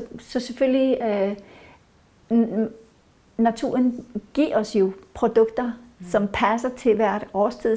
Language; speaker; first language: Danish; non-native, fluent; Norwegian